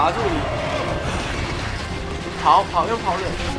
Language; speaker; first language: Chinese; native; Chinese